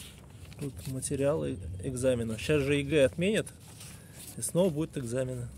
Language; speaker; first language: Russian; native; Russian